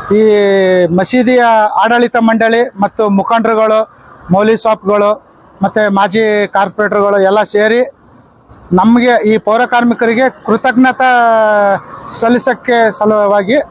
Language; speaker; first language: Kannada; native; Kannada